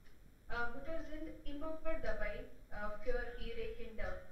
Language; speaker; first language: German; non-native, learner; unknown